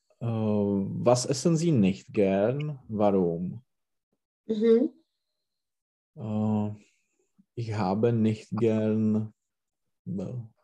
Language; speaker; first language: German; non-native, learner; Czech